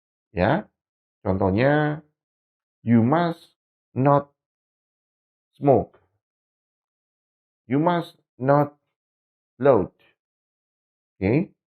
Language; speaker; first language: English; non-native, fluent; Indonesian